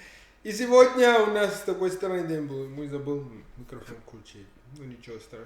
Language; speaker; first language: Russian; non-native, learner; English